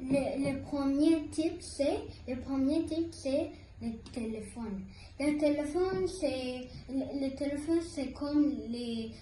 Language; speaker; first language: French; early bilingual, other home language; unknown